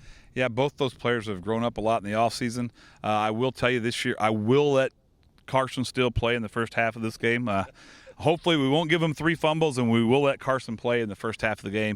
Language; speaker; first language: English; native; English